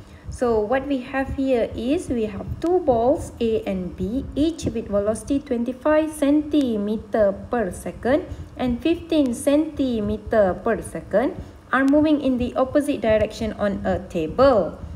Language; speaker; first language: English; non-native, local second language; Malay